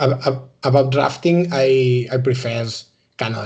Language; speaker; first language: English; non-native, learner; Spanish